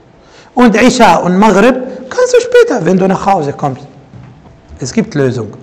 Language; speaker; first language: German; non-native, fluent; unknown